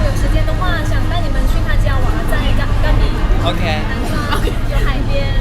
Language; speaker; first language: Chinese; non-native, fluent; Thai